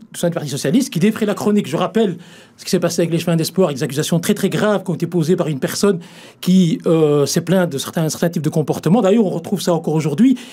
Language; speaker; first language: French; native; French